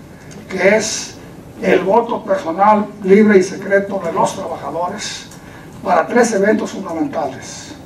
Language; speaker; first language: Spanish; native; Spanish